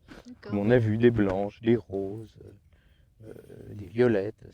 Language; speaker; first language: French; native; French